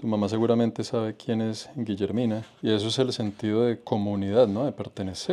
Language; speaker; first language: Spanish; native; Spanish